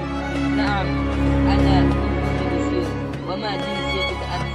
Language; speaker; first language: Arabic; non-native, learner; Indonesian